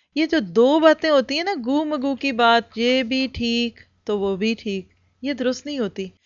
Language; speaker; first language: Urdu; native; Urdu